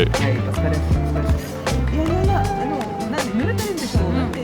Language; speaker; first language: Japanese; non-native, learner; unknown